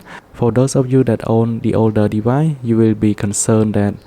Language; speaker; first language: English; non-native, learner; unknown